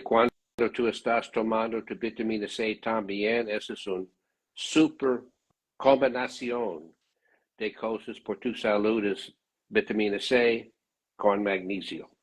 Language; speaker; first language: Spanish; non-native, learner; English